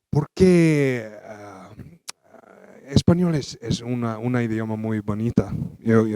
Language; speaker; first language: Spanish; non-native, learner; Finnish